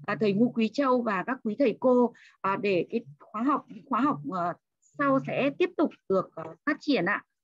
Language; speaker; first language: Vietnamese; native; Vietnamese